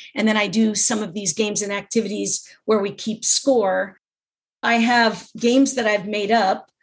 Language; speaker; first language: English; native; English